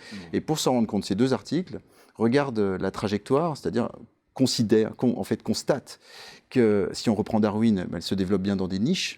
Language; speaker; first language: French; native; French